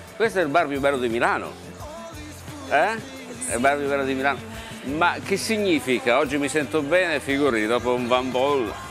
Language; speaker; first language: Italian; native; Italian